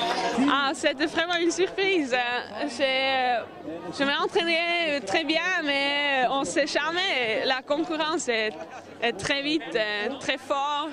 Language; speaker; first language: French; non-native, local second language; German